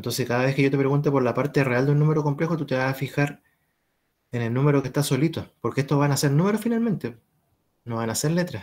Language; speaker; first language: Spanish; native; Spanish